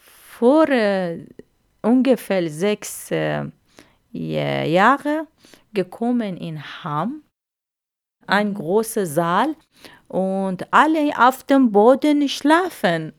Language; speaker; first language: German; non-native, learner; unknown